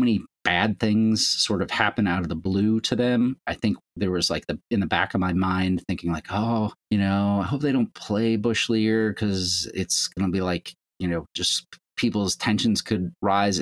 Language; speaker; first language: English; native; English